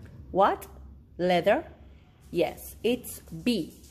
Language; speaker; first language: English; non-native, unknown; Spanish